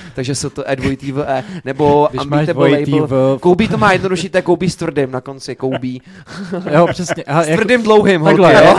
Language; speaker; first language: Czech; native; Czech